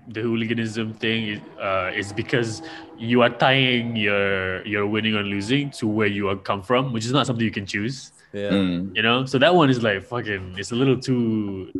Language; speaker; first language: English; non-native, local second language; Malay